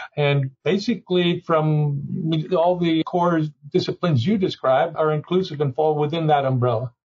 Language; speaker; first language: English; early bilingual, other home language; Spanish